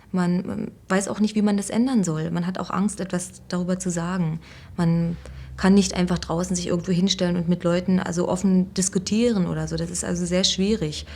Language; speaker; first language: German; native; German